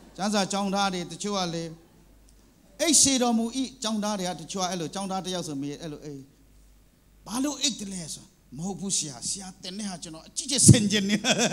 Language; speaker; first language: Burmese; non-native, local second language; Kachin